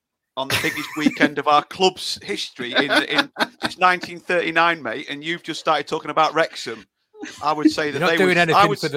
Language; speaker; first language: English; native; English